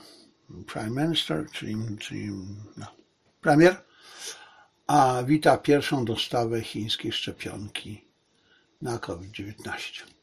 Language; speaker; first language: Polish; native; Polish